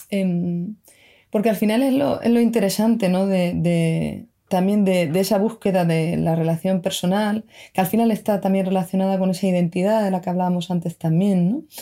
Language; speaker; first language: Spanish; native; Spanish